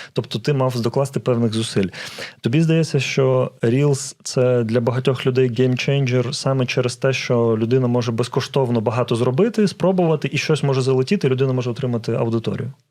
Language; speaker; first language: Ukrainian; native; Ukrainian